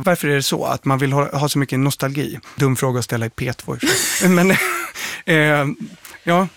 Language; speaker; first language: Swedish; native; Swedish